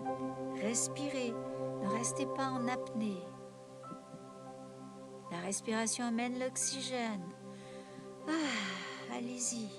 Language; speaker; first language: French; native; French